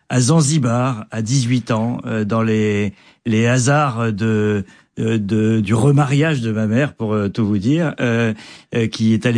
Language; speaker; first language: French; native; French